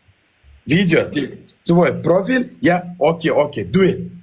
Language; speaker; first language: Russian; non-native, learner; Uzbek